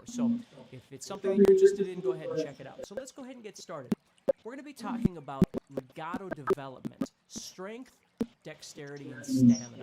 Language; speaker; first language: English; native; English